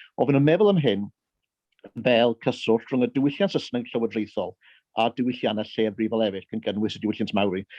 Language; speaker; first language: Welsh; early bilingual, heritage; Welsh